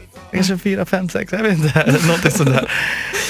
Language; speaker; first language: Swedish; non-native, fluent; Arabic